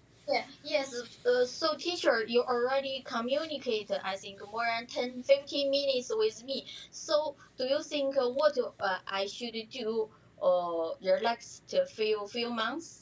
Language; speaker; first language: English; non-native, learner; Chinese